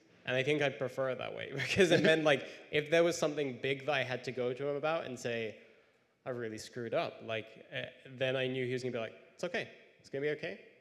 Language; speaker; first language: English; native; English